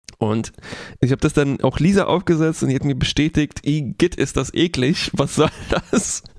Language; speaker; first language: German; non-native, fluent; Polish